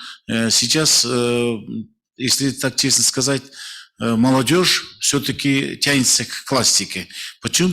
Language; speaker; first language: Russian; non-native, local second language; Kazakh